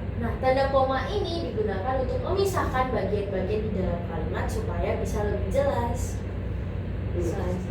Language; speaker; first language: Indonesian; native; Indonesian